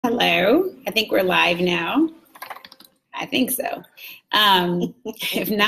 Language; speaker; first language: English; native; English